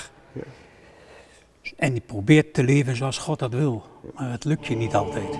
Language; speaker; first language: Dutch; native; Dutch